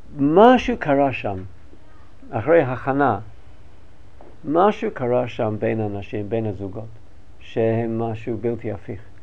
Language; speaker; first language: Hebrew; non-native, learner; English